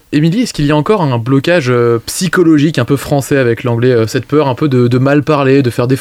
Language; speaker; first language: French; native; French